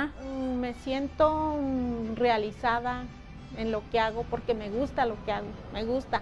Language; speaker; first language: Spanish; native; Spanish